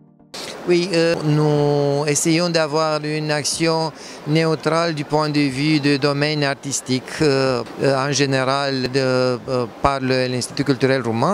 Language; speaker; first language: French; non-native, fluent; Romanian